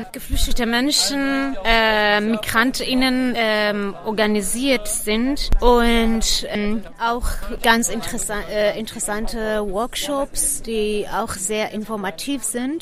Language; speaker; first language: German; non-native, fluent; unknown